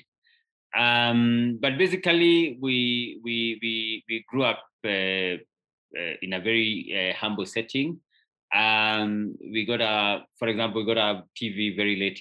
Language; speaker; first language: English; non-native, local second language; Kikuyu